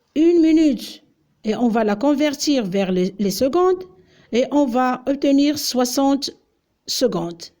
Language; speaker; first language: French; non-native, local second language; Arabic